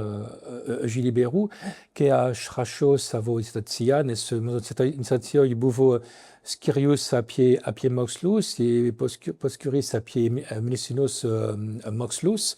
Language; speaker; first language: Lithuanian; non-native, fluent; French